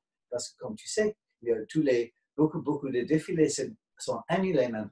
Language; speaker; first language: French; non-native, fluent; English